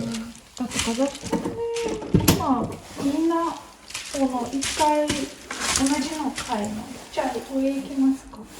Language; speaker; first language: Japanese; non-native, fluent; Russian